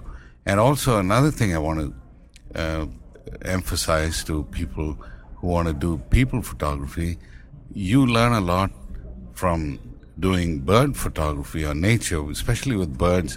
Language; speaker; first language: English; non-native, local second language; Tamil